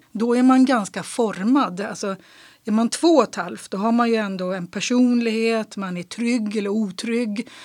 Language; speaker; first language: Swedish; native; Swedish